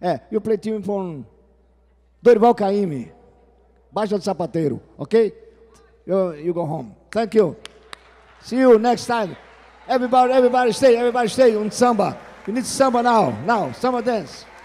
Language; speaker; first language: English; non-native, learner; Portuguese